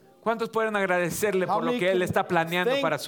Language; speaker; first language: Spanish; native; Spanish